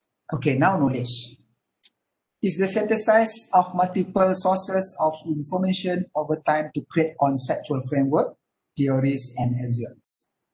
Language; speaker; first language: English; non-native, local second language; Malay